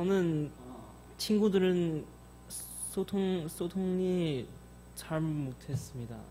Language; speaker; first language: Korean; non-native, learner; Chinese